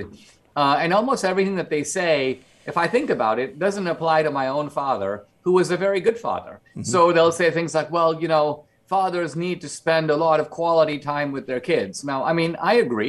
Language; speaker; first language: English; non-native, local second language; Konkani